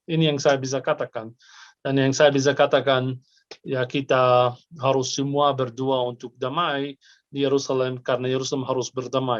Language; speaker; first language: Indonesian; non-native, fluent; Arabic